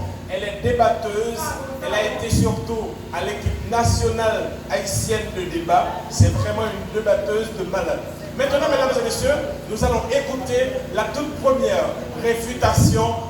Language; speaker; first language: French; non-native, local second language; Haitian Creole